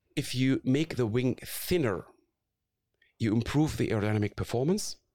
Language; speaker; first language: English; non-native, fluent; Arabic